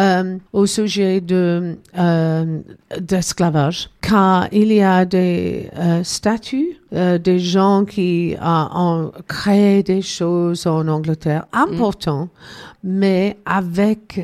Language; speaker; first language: French; non-native, learner; English